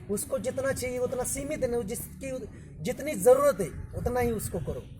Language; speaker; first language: Hindi; non-native, local second language; Marathi